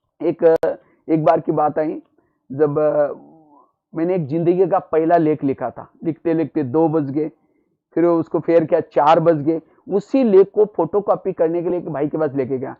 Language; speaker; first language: Hindi; non-native, local second language; Marathi